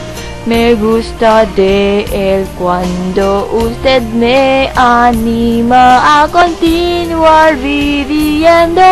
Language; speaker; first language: Spanish; non-native, learner; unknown